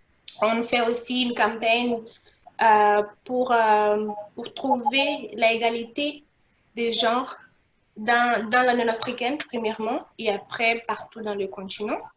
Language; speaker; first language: French; non-native, local second language; Portuguese